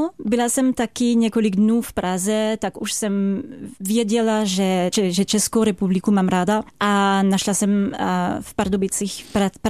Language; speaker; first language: Czech; non-native, fluent; French